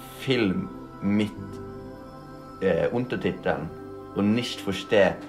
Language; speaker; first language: German; non-native, learner; Norwegian